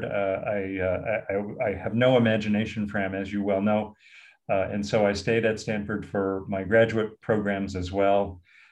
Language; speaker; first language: English; native; English